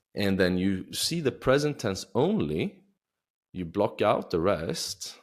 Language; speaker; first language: English; non-native, fluent; Swedish